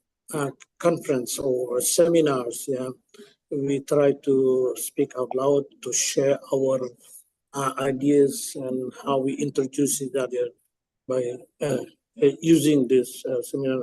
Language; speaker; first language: English; non-native, fluent; Indonesian